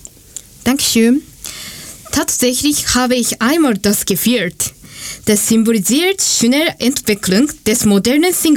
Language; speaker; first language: German; non-native, learner; Japanese